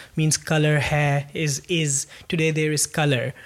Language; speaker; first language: English; non-native, local second language; Punjabi